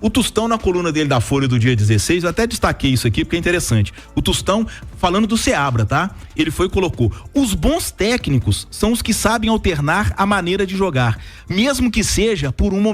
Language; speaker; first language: Portuguese; native; Portuguese